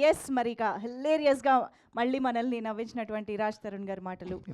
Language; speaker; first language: Telugu; native; Telugu